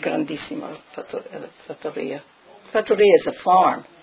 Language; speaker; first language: Italian; early bilingual, heritage; Italian